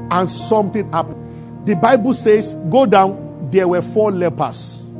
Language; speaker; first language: English; non-native, local second language; Yoruba